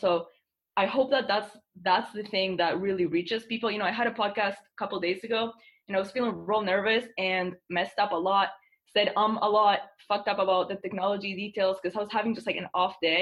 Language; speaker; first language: English; non-native, fluent; Spanish